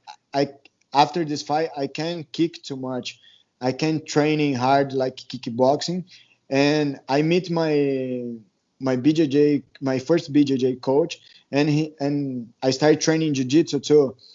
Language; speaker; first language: English; non-native, learner; Portuguese